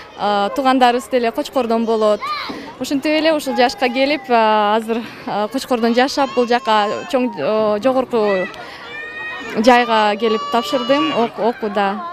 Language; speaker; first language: Kyrgyz; non-native, local second language; Russian